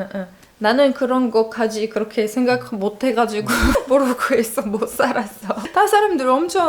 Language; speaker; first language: Korean; non-native, learner; Arabic